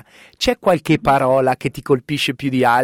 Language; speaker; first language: Italian; native; Italian